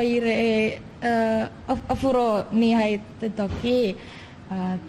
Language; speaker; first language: Japanese; non-native, learner; Indonesian